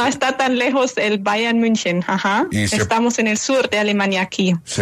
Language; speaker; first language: Spanish; non-native, fluent; German